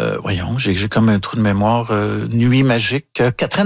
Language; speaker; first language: French; native; French